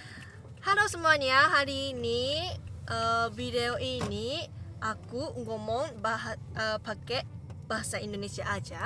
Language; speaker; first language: Indonesian; non-native, learner; Japanese